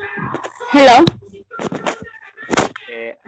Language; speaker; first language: English; non-native, learner; Spanish